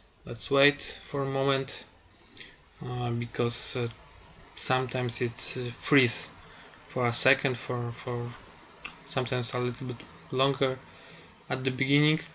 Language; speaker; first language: English; non-native, fluent; Polish